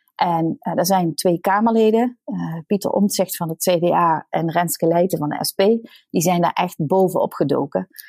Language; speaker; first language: Dutch; native; Dutch